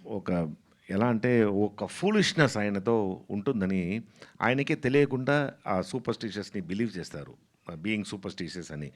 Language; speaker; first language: Telugu; non-native, fluent; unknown